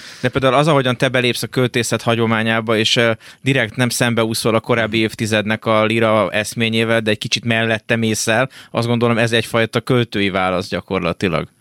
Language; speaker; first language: Hungarian; native; Hungarian